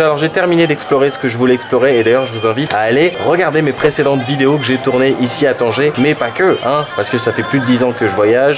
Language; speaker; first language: French; native; French